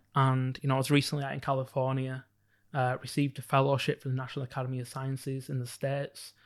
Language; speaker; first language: English; native; English